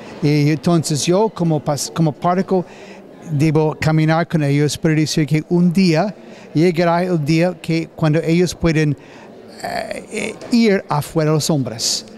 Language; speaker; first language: Spanish; non-native, learner; English